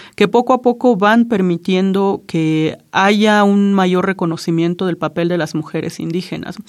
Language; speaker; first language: Spanish; non-native, local second language; Zapotec